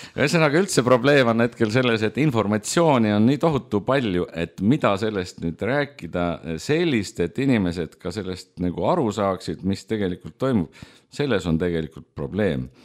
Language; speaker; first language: Estonian; native; Estonian